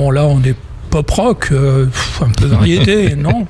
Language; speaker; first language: French; native; French